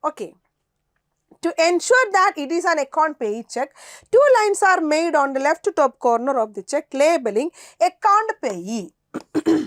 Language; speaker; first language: English; non-native, local second language; Malayalam